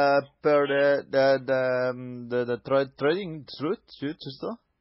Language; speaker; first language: Italian; non-native, learner; English